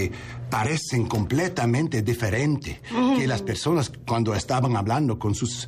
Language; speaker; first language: Spanish; early bilingual, heritage; English